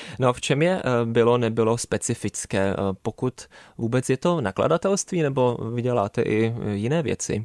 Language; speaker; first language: Czech; native; Czech